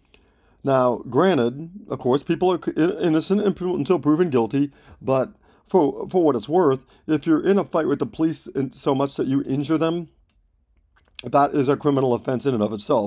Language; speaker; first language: English; native; English